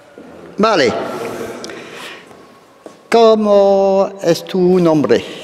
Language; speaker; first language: Spanish; non-native, learner; French